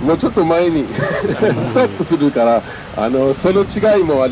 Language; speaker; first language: Japanese; non-native, fluent; French